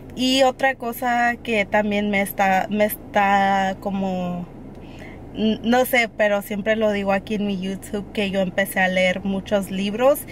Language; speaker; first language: Spanish; early bilingual, heritage; Spanish